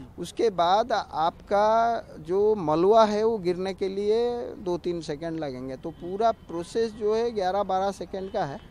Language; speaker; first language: Hindi; non-native, local second language; Odia